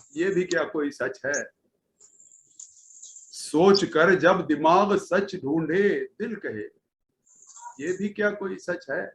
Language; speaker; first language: Hindi; non-native, local second language; Marathi